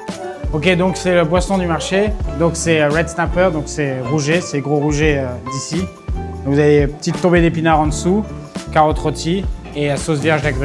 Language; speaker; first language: French; native; French